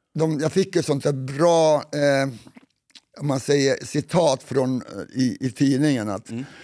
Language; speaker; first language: Swedish; native; Swedish